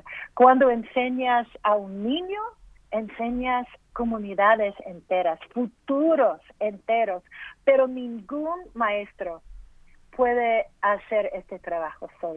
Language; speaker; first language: Spanish; early bilingual, heritage; English